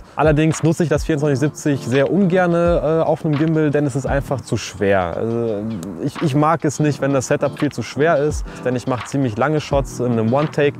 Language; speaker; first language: German; early bilingual, other home language; Russian